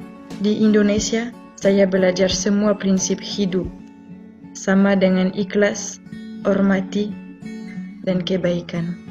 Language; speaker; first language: Indonesian; non-native, fluent; French